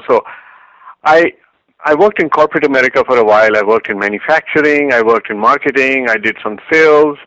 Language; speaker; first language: English; non-native, local second language; Hindi